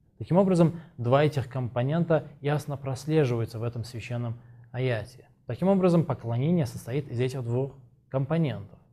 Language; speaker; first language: Russian; non-native, local second language; Azerbaijani